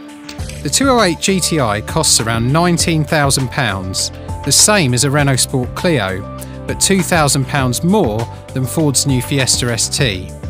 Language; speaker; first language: English; native; English